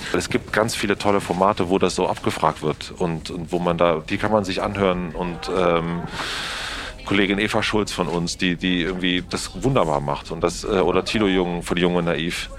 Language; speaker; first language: German; native; German